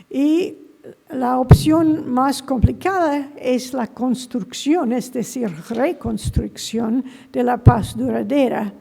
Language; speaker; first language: Spanish; non-native, fluent; English